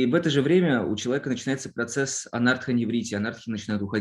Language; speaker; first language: Russian; native; Russian